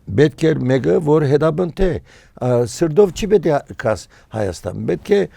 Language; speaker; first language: Armenian; early bilingual, heritage; Armenian